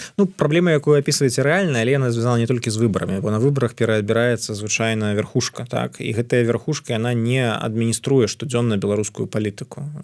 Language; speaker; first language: Belarusian; non-native, local second language; Russian